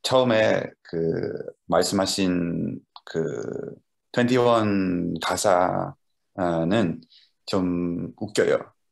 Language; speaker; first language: Korean; non-native, learner; Dutch